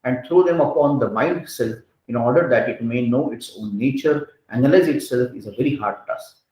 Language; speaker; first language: English; non-native, local second language; Hindi